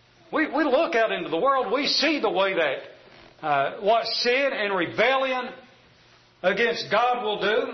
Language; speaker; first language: English; native; English